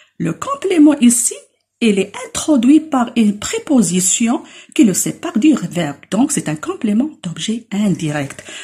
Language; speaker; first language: French; non-native, local second language; Arabic